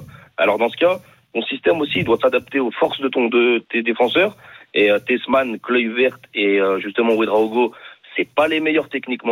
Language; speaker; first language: French; native; French